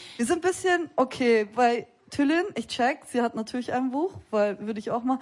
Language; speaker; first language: German; early bilingual, other home language; Turkish